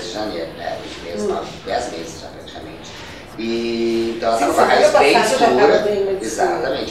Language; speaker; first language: Portuguese; native; Portuguese